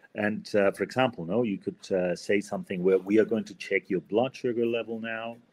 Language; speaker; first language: English; non-native, fluent; Spanish